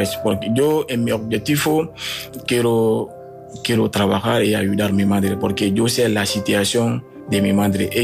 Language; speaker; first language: Spanish; non-native, learner; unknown